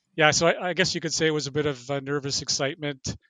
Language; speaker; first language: English; native; English